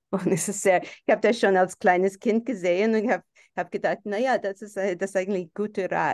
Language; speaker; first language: German; non-native, fluent; English